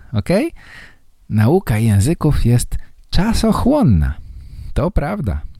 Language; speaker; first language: Polish; native; Polish